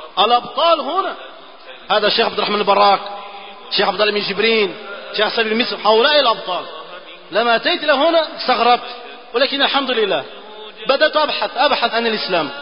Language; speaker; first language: Arabic; non-native, fluent; Portuguese